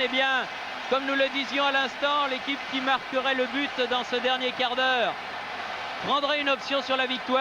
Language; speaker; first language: French; native; French